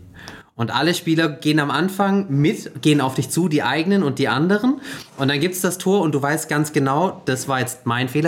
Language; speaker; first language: German; native; German